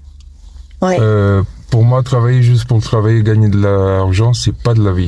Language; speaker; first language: French; non-native, fluent; Portuguese